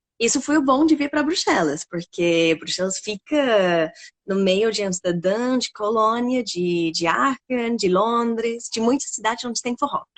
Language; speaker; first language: Portuguese; non-native, fluent; English